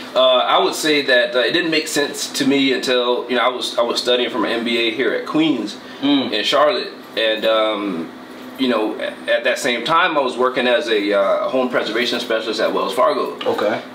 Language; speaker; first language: English; native; English